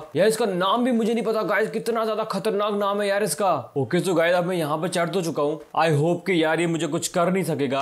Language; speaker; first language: Hindi; native; Hindi